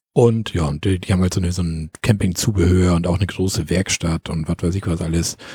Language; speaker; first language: German; native; German